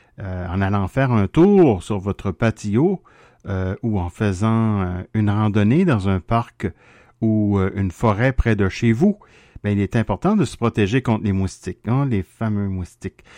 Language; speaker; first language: French; native; French